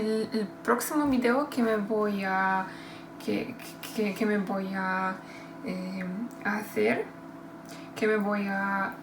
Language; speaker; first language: Spanish; non-native, learner; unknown